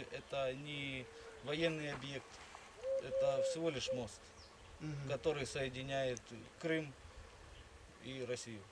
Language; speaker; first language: Russian; native; Russian